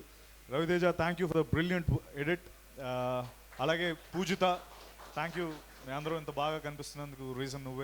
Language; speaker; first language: Telugu; native; Telugu